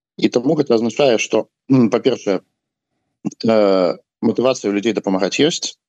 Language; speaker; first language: Belarusian; non-native, local second language; Russian